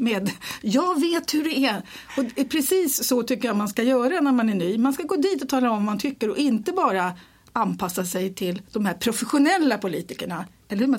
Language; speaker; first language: Swedish; native; Swedish